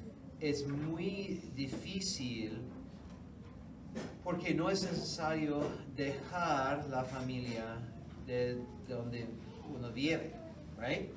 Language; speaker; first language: Spanish; non-native, fluent; English